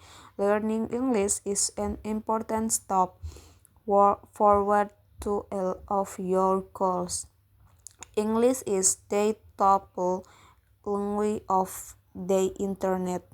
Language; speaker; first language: English; non-native, learner; Indonesian